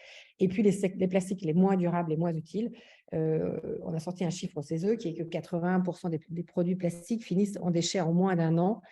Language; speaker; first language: French; native; French